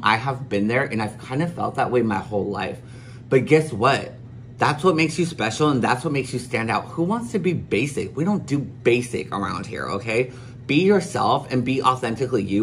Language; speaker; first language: English; early bilingual, other home language; Spanish